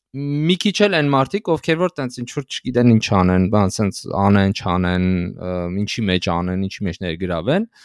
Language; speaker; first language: Armenian; native; Armenian